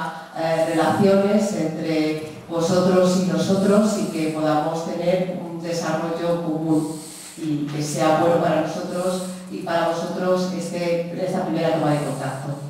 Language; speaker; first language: Spanish; native; Spanish